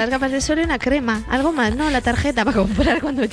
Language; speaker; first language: Spanish; native; Spanish